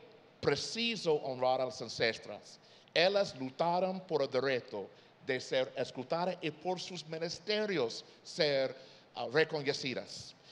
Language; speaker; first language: Portuguese; non-native, fluent; English